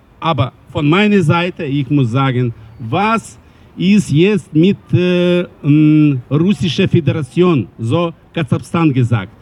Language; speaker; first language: German; non-native, learner; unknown